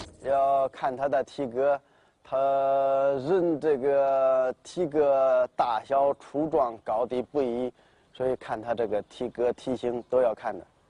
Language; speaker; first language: Chinese; native; Chinese